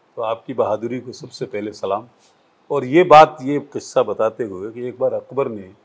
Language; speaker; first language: Hindi; native; Hindi